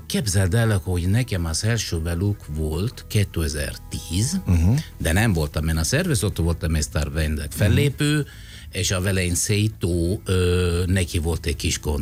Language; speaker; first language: Hungarian; non-native, fluent; Italian